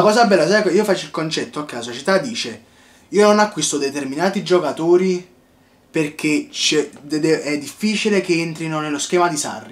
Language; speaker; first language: Italian; native; Italian